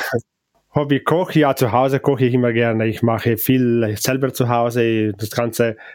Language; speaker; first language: German; non-native, local second language; Ladin